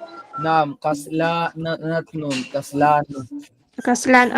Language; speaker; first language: Arabic; non-native, fluent; Filipino